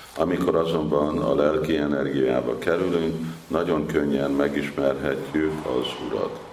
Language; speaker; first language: Hungarian; early bilingual, heritage; Hungarian